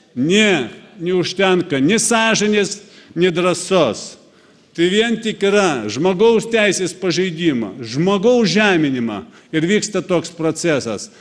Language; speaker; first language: Lithuanian; non-native, fluent; Russian